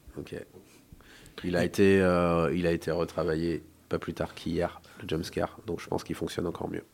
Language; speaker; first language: French; native; French